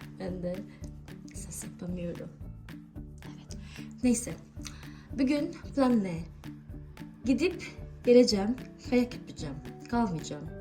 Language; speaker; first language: Turkish; non-native, fluent; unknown